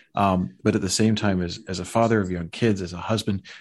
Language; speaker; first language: English; native; English